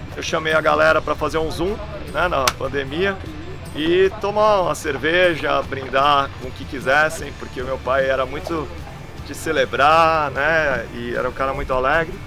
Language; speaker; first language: Portuguese; native; Portuguese